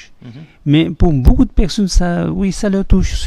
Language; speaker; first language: French; non-native, fluent; Tibetan